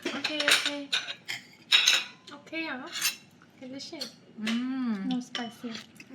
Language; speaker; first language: English; non-native, learner; Thai